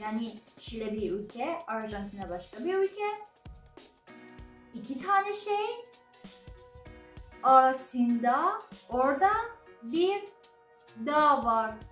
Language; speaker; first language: Turkish; non-native, learner; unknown